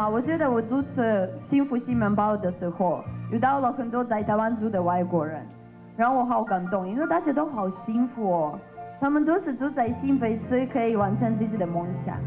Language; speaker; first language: Chinese; non-native, fluent; Russian